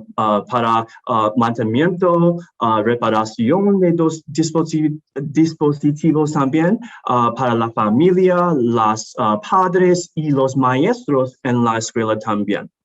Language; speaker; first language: Spanish; non-native, learner; English